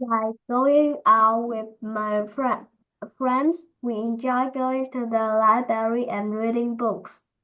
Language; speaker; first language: English; non-native, learner; Vietnamese